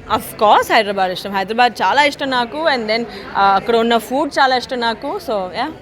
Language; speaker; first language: Telugu; non-native, local second language; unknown